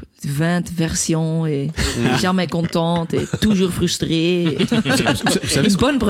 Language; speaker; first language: French; non-native, local second language; Dutch